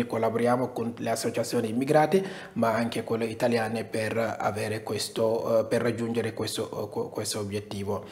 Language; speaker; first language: Italian; non-native, fluent; Wolof